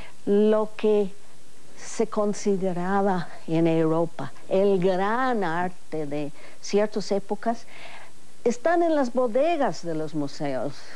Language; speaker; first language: Spanish; non-native, fluent; English